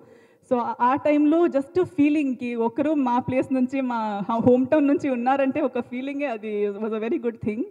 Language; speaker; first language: Telugu; non-native, learner; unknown